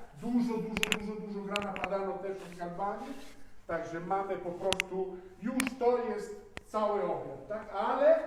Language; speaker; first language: Polish; non-native, fluent; Italian